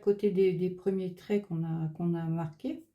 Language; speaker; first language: French; native; French